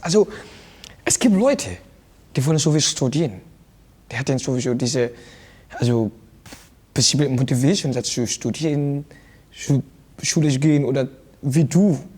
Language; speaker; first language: German; non-native, learner; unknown